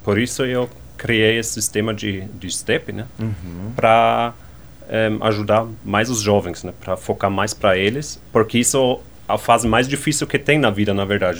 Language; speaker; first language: Portuguese; non-native, fluent; German